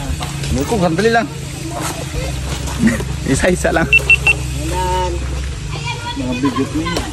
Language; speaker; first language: Filipino; non-native, learner; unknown